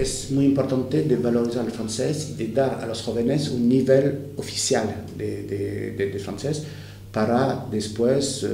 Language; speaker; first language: Spanish; non-native, fluent; French